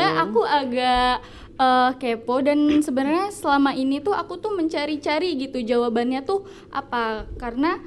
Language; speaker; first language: Indonesian; native; Indonesian